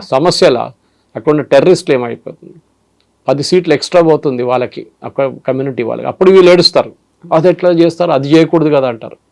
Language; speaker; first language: Telugu; non-native, fluent; Malayalam